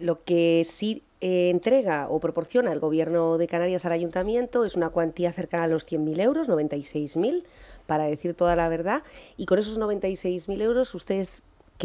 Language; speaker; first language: Spanish; native; Spanish